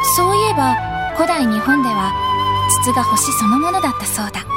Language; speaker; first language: Japanese; native; Japanese